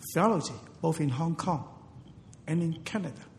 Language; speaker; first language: English; non-native, local second language; Cantonese